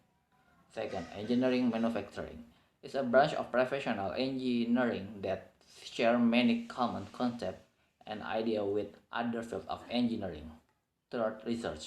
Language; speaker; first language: English; non-native, learner; Indonesian